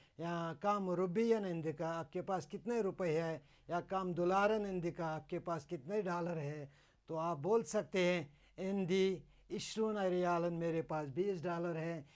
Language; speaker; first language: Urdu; non-native, local second language; Kashmiri